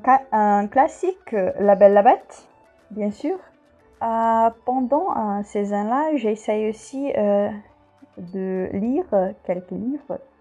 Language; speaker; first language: French; non-native, fluent; Portuguese